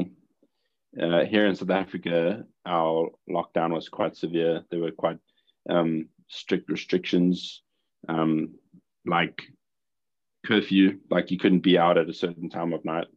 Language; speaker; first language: English; native; English